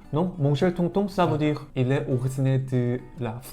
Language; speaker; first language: French; non-native, learner; Korean